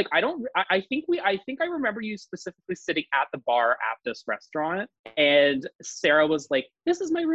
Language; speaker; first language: English; native; English